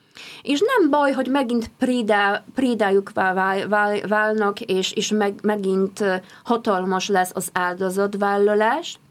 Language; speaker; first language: Hungarian; non-native, fluent; Polish